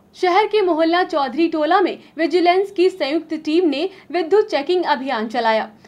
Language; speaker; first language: Hindi; native; Hindi